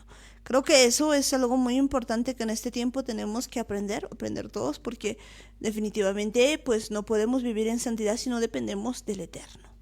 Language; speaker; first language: Spanish; native; Spanish